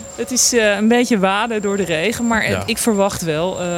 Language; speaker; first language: Dutch; native; Dutch